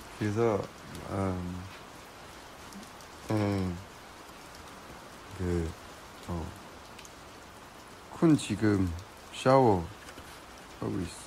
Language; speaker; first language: Korean; non-native, learner; Chinese